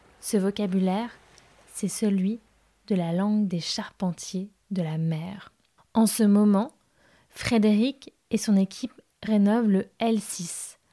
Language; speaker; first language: French; native; French